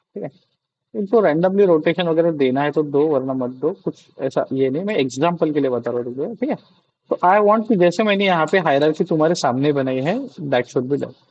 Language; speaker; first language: Hindi; non-native, local second language; Marathi